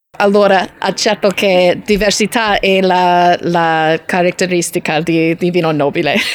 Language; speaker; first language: Italian; non-native, learner; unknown